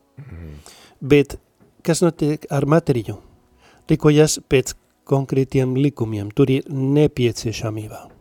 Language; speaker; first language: Latvian; non-native, learner; Spanish